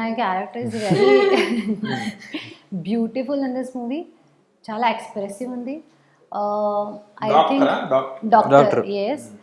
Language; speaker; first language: Telugu; non-native, learner; Hindi